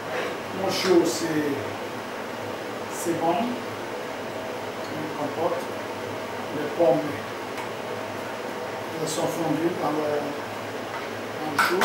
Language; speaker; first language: French; non-native, learner; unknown